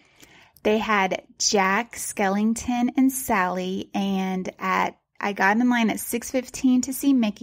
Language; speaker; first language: English; native; English